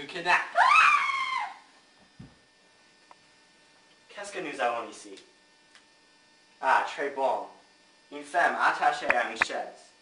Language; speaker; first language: French; non-native, learner; English